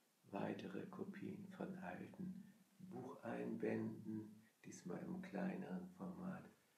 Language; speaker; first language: German; native; German